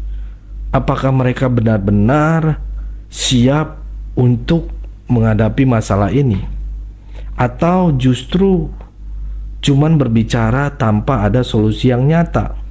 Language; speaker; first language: Indonesian; native; Indonesian